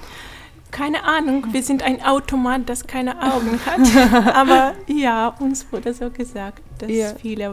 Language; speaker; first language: German; non-native, fluent; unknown